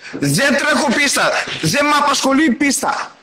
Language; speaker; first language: Greek; early bilingual, other home language; Albanian